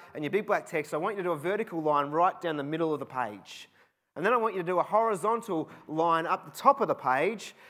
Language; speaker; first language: English; native; English